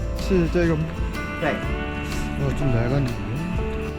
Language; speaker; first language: Chinese; non-native, learner; Korean